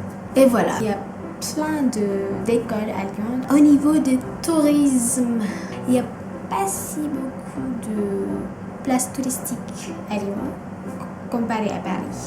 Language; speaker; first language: French; non-native, fluent; Indonesian